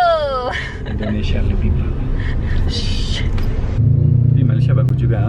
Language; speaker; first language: Indonesian; non-native, learner; French